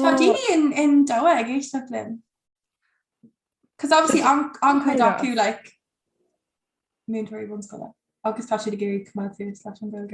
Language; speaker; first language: Irish; non-native, local second language; English